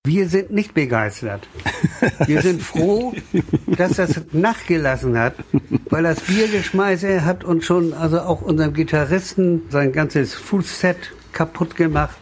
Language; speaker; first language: German; native; German